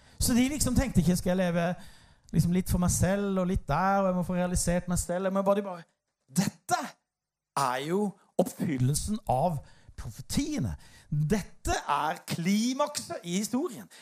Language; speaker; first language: Norwegian; native; Norwegian